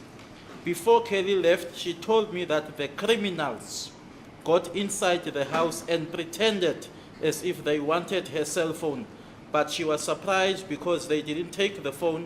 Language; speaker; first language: English; non-native, local second language; Zulu